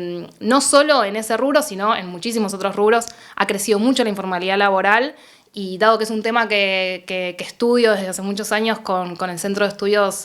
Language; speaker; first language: Spanish; native; Spanish